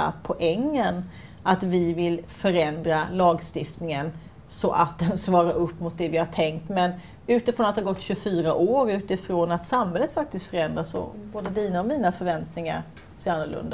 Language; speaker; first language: Swedish; native; Swedish